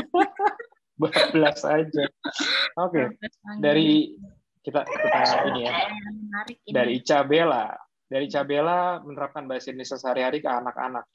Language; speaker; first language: Indonesian; native; Indonesian